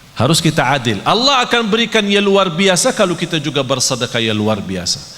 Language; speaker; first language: Malay; non-native, fluent; Arabic